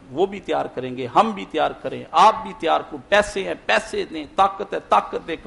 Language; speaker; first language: Urdu; non-native, local second language; Punjabi